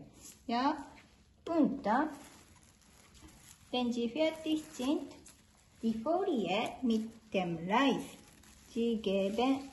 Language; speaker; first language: German; non-native, learner; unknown